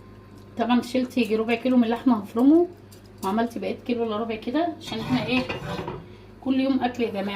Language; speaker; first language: Arabic; native; Arabic